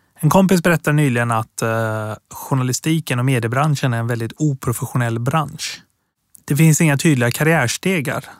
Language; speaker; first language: Swedish; early bilingual, other home language; Persian